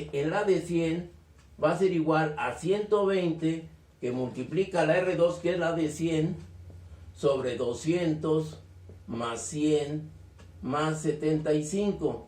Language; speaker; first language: Spanish; native; Spanish